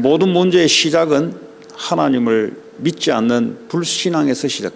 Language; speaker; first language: Korean; native; Korean